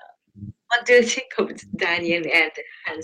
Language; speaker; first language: English; non-native, learner; Japanese